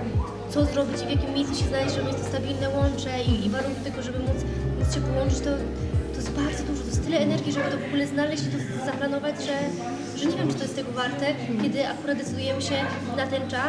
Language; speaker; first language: Polish; native; Polish